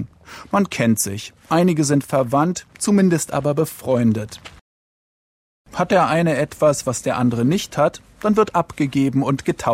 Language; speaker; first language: German; native; German